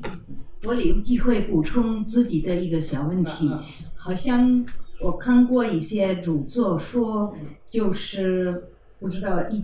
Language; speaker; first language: Chinese; non-native, fluent; Czech